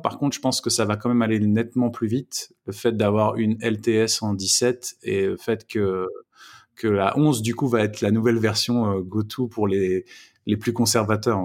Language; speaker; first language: French; native; French